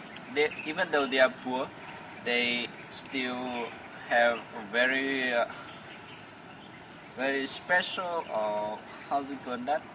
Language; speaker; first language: English; non-native, fluent; Vietnamese